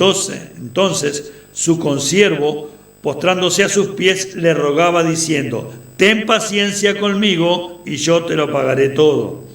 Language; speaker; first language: Spanish; native; Spanish